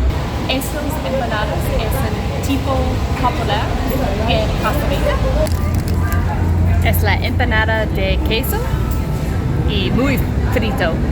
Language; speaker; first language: Spanish; non-native, learner; English